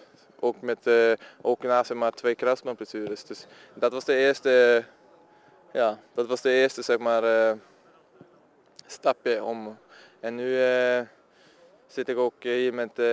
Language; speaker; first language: Dutch; non-native, fluent; Swedish